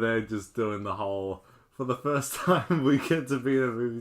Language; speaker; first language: English; native; English